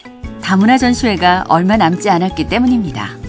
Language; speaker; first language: Korean; native; Korean